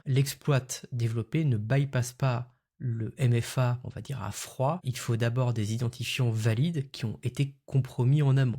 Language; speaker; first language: French; native; French